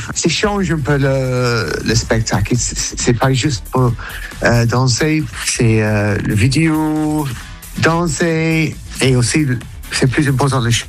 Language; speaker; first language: French; non-native, learner; English